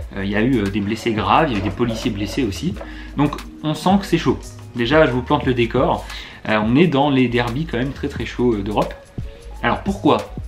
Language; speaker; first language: French; native; French